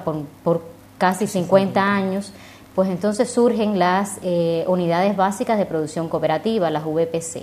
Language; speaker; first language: Spanish; native; Spanish